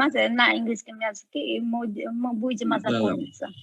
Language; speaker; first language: Russian; non-native, fluent; Azerbaijani